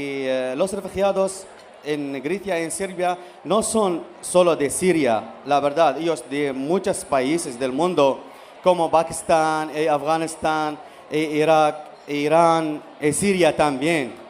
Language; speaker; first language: Spanish; non-native, learner; Arabic